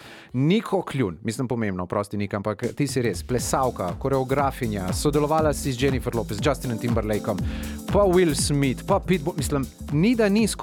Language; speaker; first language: Slovenian; native; Slovenian